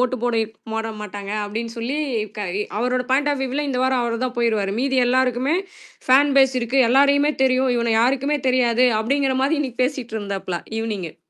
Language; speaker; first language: Tamil; native; Tamil